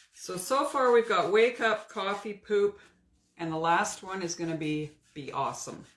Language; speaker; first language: English; native; English